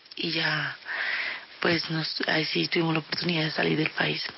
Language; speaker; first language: Spanish; early bilingual, other home language; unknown